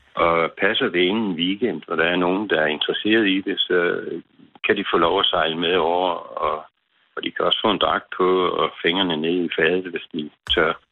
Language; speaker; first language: Danish; native; Danish